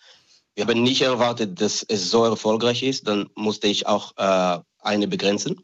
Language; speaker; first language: German; non-native, fluent; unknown